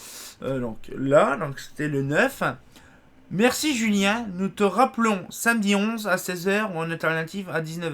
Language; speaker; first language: French; native; French